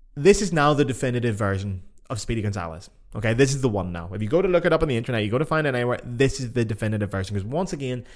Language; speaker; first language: English; native; English